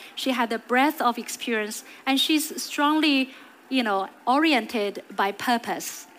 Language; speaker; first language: English; non-native, fluent; Chinese